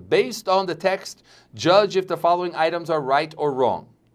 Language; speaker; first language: English; native; English